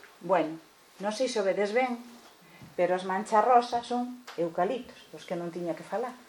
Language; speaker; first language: Galician; native; Galician